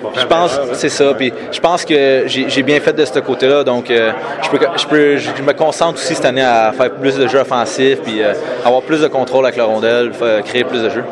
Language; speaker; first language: French; native; French